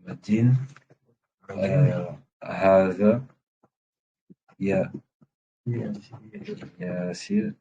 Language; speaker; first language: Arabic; non-native, fluent; French